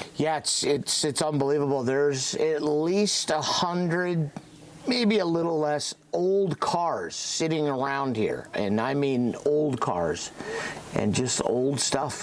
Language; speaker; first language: English; native; English